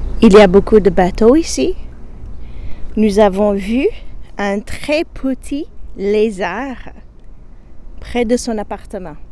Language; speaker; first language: French; non-native, fluent; English